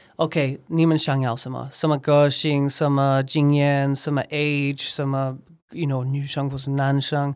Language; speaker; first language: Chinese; non-native, fluent; English